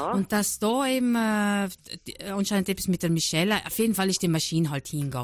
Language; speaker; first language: German; native; German